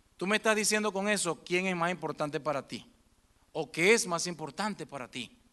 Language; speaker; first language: Spanish; native; Spanish